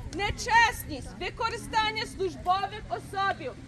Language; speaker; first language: Ukrainian; early bilingual, heritage; Ukrainian